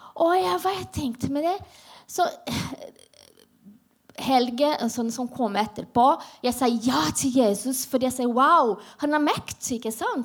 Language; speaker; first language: Norwegian; non-native, learner; Portuguese